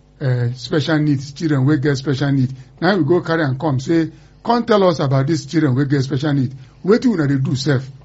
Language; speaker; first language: Nigerian Pidgin; non-native, local second language; Yoruba